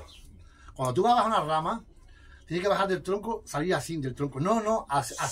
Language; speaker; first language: Spanish; native; Spanish